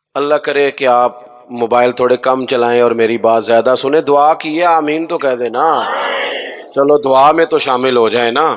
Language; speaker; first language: Urdu; non-native, local second language; Punjabi